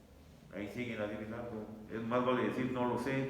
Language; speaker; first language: Spanish; native; Spanish